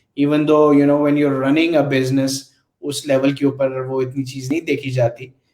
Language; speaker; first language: Urdu; native; Urdu